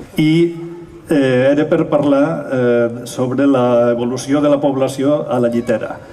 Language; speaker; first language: Catalan; native; Catalan